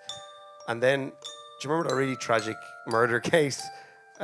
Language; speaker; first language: English; native; English